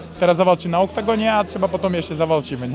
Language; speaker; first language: Polish; non-native, learner; Uzbek